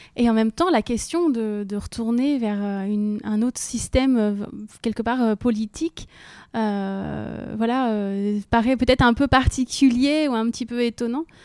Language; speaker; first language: French; native; French